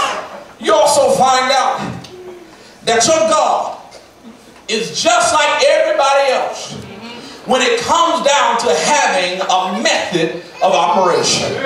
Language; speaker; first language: English; native; English